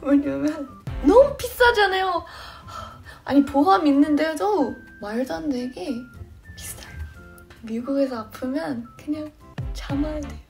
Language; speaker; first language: Korean; non-native, fluent; English